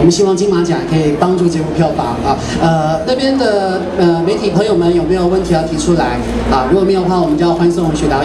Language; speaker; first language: Chinese; native; Chinese